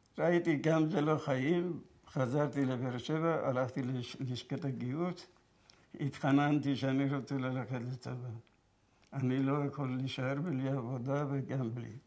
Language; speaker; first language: Hebrew; non-native, fluent; Persian